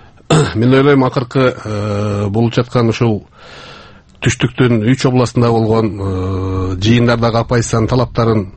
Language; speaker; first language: Kyrgyz; native; Kyrgyz